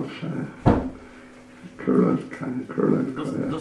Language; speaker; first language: Russian; non-native, learner; English